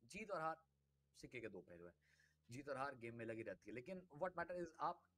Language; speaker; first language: Hindi; native; Hindi